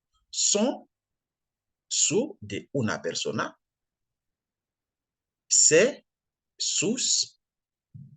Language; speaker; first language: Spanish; non-native, fluent; French